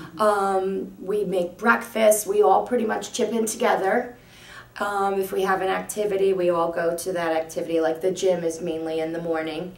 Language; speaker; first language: English; native; English